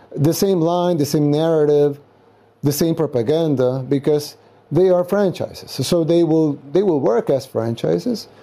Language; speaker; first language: English; non-native, fluent; Spanish